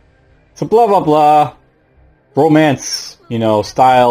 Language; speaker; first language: English; native; English